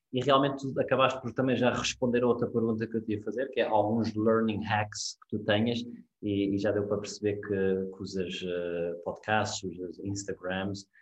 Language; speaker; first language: Portuguese; native; Portuguese